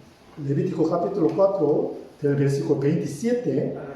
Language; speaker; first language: Spanish; non-native, fluent; Korean